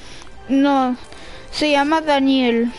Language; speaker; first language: Spanish; early bilingual, heritage; English